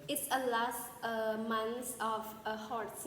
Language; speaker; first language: English; non-native, fluent; Khmer